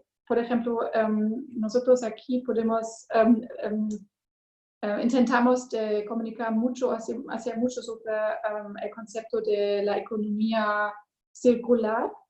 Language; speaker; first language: Spanish; non-native, learner; German